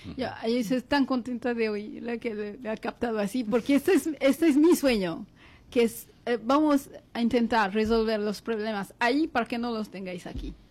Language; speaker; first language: Spanish; non-native, fluent; Kinyarwanda